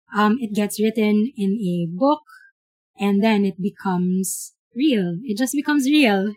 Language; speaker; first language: English; non-native, local second language; Filipino